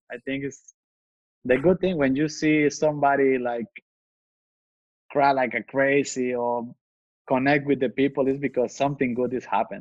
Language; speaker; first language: English; non-native, fluent; Spanish